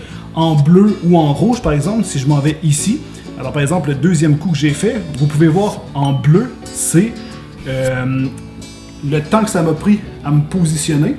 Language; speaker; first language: French; native; French